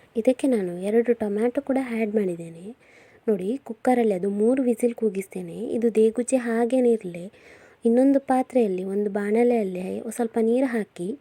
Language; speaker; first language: Kannada; non-native, local second language; Tulu